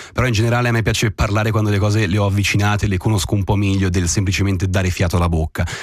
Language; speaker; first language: Italian; native; Italian